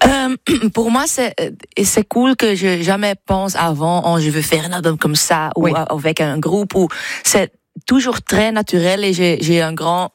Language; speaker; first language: French; non-native, local second language; Dutch